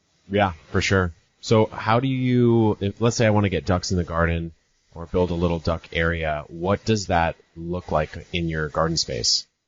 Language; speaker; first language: English; native; English